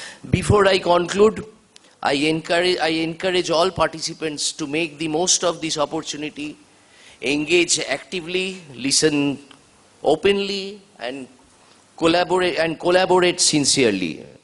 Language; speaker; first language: English; non-native, local second language; Bangla